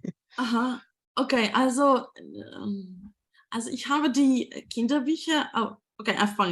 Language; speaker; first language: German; non-native, fluent; Ukrainian